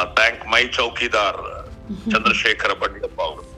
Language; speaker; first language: Kannada; non-native, local second language; Telugu